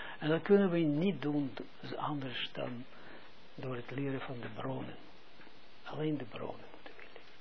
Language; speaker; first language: Dutch; non-native, fluent; Hebrew